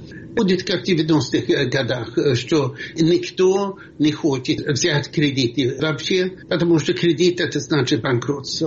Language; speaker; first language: Russian; non-native, fluent; Swedish